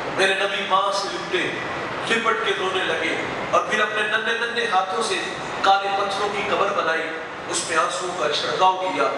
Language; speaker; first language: Urdu; non-native, local second language; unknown